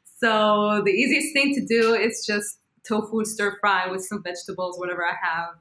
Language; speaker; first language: English; non-native, fluent; Hebrew